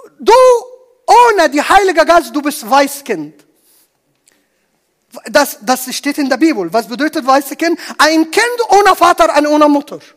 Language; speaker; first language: German; non-native, learner; Arabic